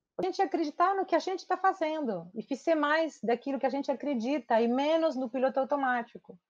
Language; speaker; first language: Portuguese; non-native, fluent; Spanish